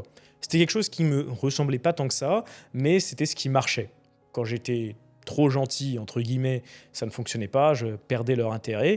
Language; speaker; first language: French; native; French